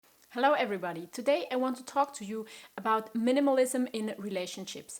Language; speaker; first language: English; non-native, fluent; German